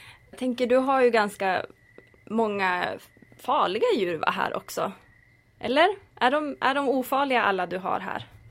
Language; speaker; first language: Swedish; native; Swedish